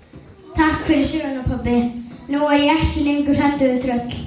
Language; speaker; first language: Icelandic; native; Icelandic